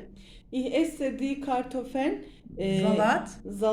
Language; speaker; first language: German; non-native, learner; Turkish